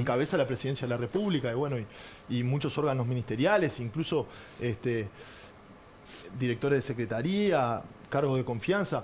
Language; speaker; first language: Spanish; native; Spanish